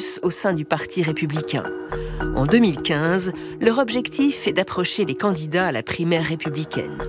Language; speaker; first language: French; native; French